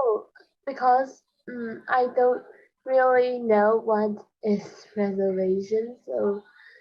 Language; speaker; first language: English; non-native, learner; Chinese